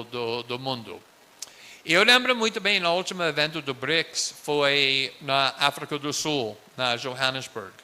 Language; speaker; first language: Portuguese; non-native, fluent; English